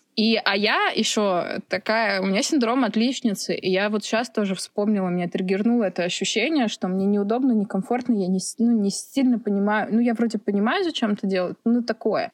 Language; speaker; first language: Russian; native; Russian